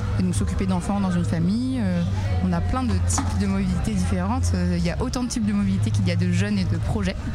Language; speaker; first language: French; native; French